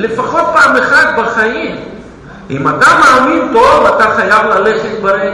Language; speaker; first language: Hebrew; non-native, fluent; Russian